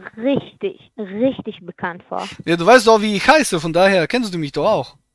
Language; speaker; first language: German; native; German